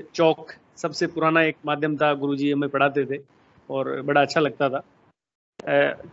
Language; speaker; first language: Hindi; native; Hindi